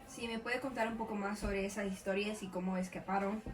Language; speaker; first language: Spanish; non-native, learner; English